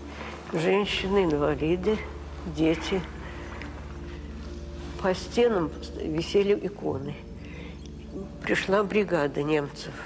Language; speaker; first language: Russian; native; Russian